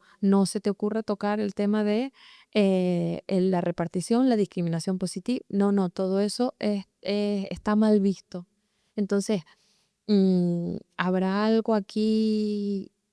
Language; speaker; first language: Spanish; native; Spanish